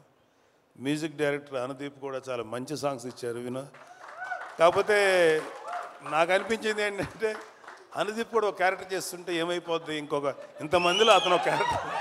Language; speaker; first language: Telugu; native; Telugu